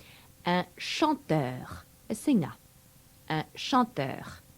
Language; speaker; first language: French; non-native, fluent; English